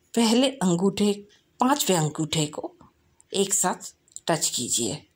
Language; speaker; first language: Hindi; non-native, local second language; Bangla